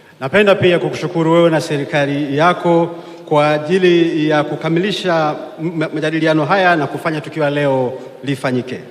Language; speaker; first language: Swahili; native; Swahili